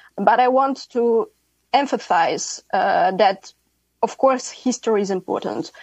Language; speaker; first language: English; non-native, fluent; Ukrainian